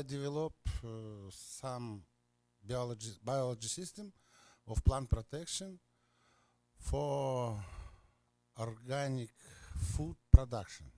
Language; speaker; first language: English; non-native, learner; Russian